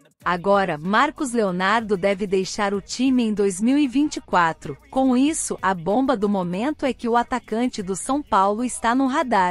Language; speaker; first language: Portuguese; native; Portuguese